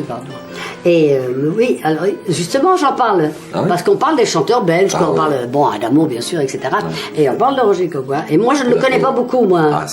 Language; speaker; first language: French; native; French